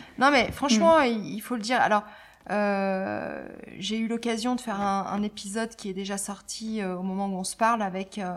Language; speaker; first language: French; native; French